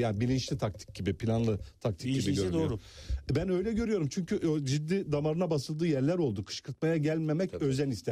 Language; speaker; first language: Turkish; native; Turkish